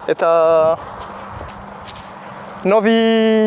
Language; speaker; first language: Russian; non-native, learner; French